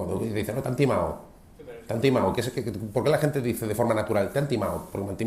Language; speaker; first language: Spanish; native; Spanish